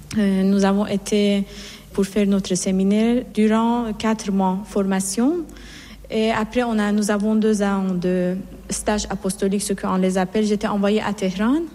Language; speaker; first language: French; non-native, fluent; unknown